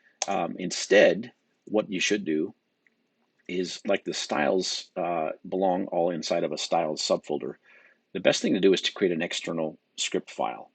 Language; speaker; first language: English; native; English